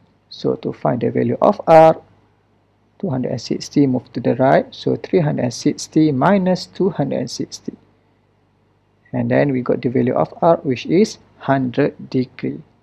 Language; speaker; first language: English; non-native, local second language; Malay